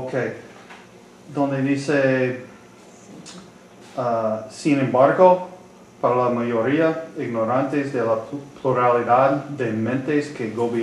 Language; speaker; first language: Spanish; non-native, learner; English